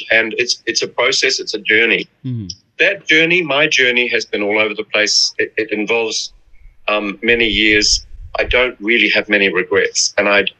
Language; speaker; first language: English; native; English